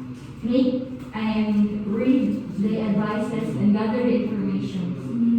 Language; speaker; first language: English; non-native, learner; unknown